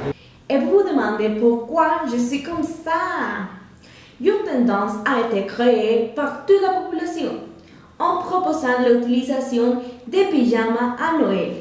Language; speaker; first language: French; non-native, learner; Spanish